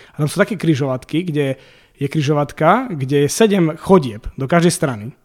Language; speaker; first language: Slovak; native; Slovak